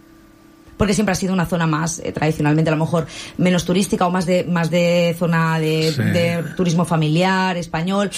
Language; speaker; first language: Spanish; native; Spanish